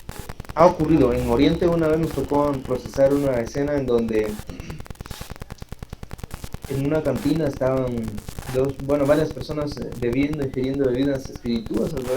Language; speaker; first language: Spanish; native; Spanish